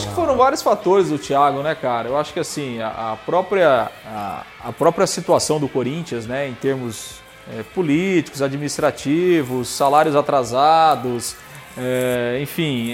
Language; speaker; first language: Portuguese; native; Portuguese